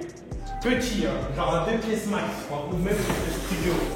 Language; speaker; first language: French; native; French